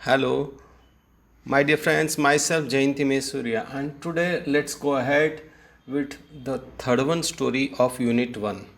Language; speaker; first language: English; non-native, local second language; Gujarati